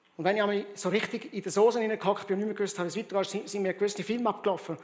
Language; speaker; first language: German; early bilingual, heritage; German